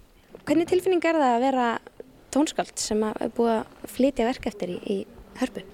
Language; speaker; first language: Icelandic; native; Icelandic